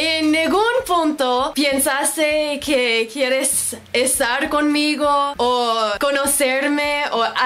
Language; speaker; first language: Spanish; non-native, learner; English